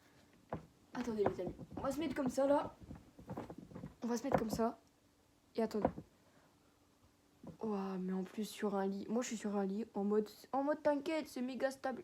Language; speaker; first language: French; native; French